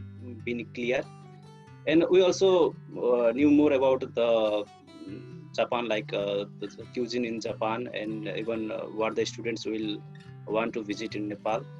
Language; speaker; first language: English; non-native, fluent; Nepali